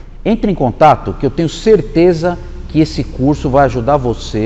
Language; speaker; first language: Portuguese; native; Portuguese